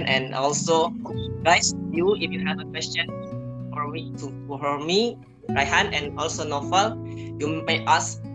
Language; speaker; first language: English; non-native, fluent; Indonesian